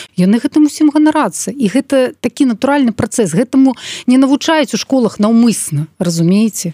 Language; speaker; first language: Belarusian; non-native, local second language; Russian